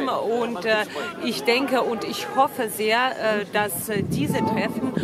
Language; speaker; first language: German; non-native, fluent; Russian